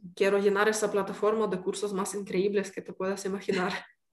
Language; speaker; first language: Spanish; non-native, fluent; Ukrainian